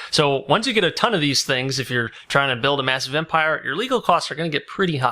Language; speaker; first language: English; native; English